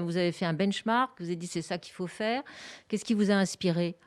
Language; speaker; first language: French; native; French